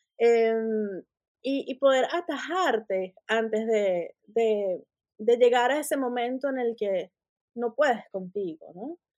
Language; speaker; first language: Spanish; native; Spanish